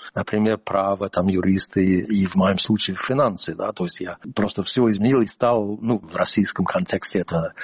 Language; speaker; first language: Russian; non-native, fluent; English